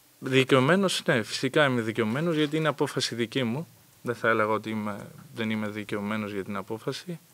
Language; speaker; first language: Greek; native; Greek